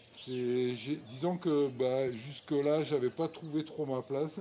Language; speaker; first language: French; native; French